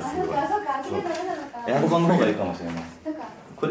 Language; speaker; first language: Japanese; native; Japanese